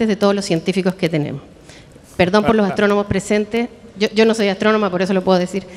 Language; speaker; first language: Spanish; native; Spanish